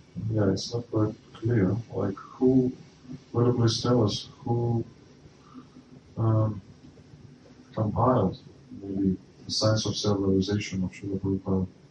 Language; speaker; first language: English; non-native, fluent; Russian